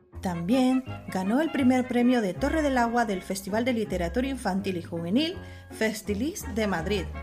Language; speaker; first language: Spanish; native; Spanish